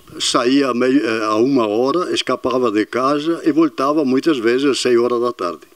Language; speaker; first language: Portuguese; non-native, fluent; Italian